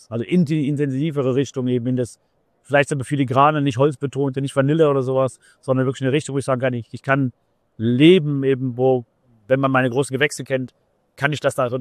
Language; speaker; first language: German; native; German